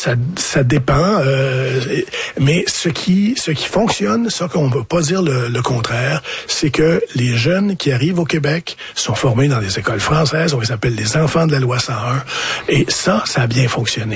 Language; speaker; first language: French; native; French